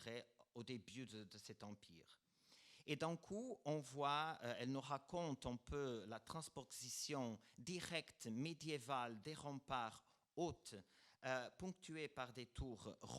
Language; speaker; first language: French; non-native, fluent; Portuguese